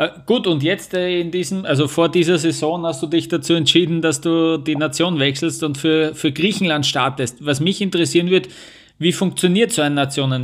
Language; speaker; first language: German; native; German